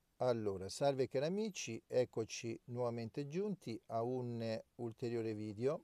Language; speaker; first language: Italian; native; Italian